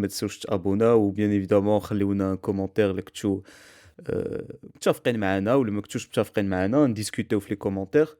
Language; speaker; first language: Arabic; native; Arabic